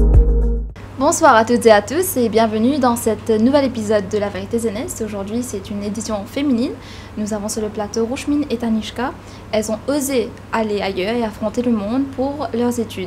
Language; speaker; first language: French; native; French